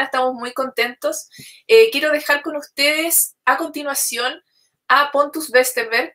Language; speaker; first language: Spanish; native; Spanish